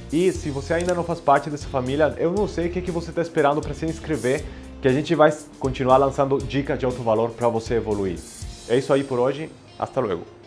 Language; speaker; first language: Portuguese; non-native, fluent; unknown